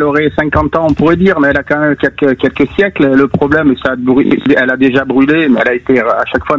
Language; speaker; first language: French; native; French